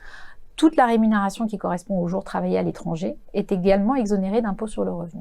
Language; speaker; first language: French; native; French